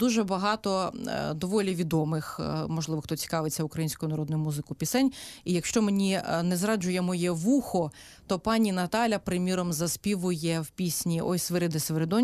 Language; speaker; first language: Ukrainian; native; Ukrainian